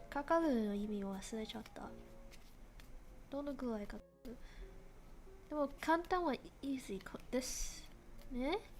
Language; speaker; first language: Japanese; non-native, learner; English